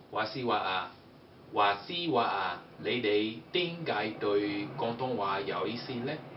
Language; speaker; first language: Cantonese; non-native, learner; English